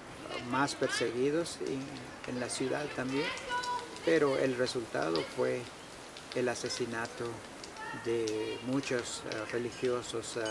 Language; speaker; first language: Spanish; non-native, local second language; Kʼicheʼ